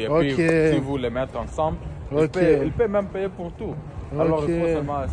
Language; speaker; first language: French; early bilingual, heritage; French